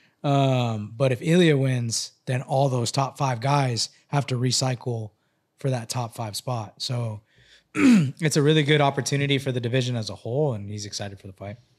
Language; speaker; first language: English; early bilingual, other home language; Spanish